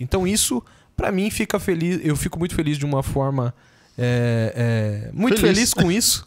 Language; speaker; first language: Portuguese; native; Portuguese